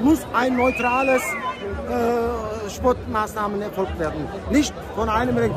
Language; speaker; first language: German; non-native, fluent; Turkish